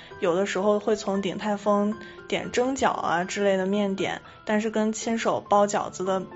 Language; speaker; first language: Chinese; native; Chinese